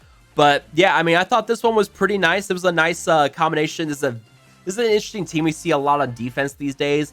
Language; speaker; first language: English; native; English